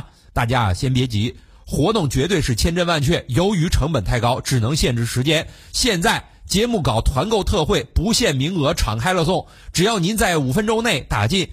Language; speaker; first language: Chinese; native; Chinese